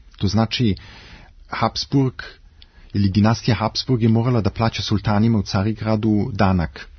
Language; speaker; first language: Serbian; early bilingual, heritage; Serbian